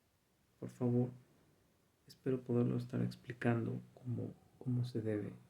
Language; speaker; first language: Spanish; native; Spanish